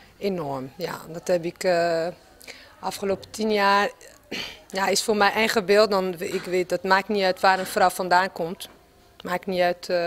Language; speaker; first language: Dutch; non-native, fluent; French